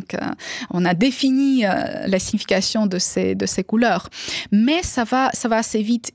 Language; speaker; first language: French; non-native, fluent; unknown